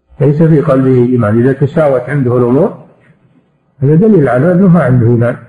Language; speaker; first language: Arabic; native; Arabic